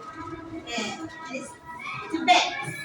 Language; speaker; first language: English; non-native, learner; Indonesian